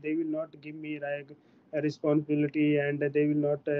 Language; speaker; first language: English; non-native, learner; Hindi